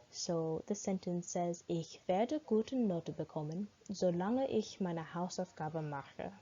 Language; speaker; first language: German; non-native, learner; English